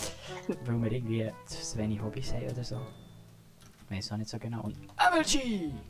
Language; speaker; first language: German; native; German